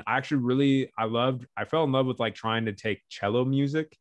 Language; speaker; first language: English; native; English